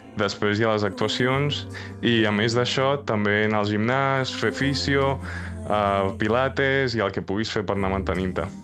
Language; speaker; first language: Catalan; native; Catalan